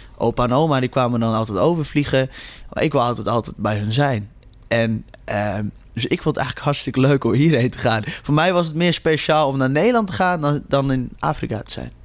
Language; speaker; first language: Dutch; early bilingual, heritage; Dutch